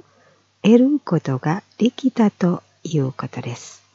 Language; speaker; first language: Japanese; non-native, fluent; Indonesian